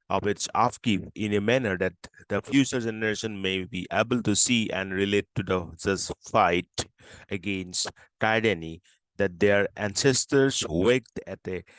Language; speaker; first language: English; non-native, local second language; Assamese